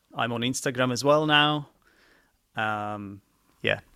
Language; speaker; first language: English; non-native, fluent; Czech